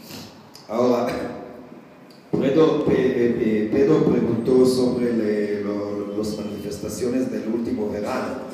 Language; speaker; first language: Spanish; non-native, learner; Hebrew